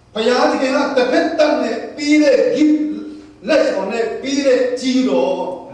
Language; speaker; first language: Burmese; non-native, local second language; Tedim Chin